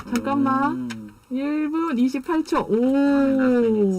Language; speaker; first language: Korean; native; Korean